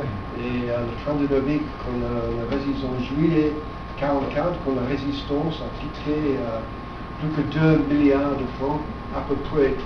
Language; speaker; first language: French; non-native, fluent; English